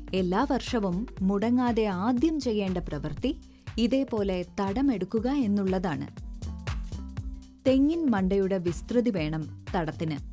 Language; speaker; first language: Malayalam; native; Malayalam